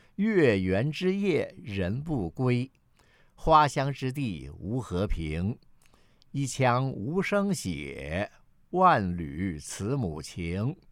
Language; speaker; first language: Chinese; native; Chinese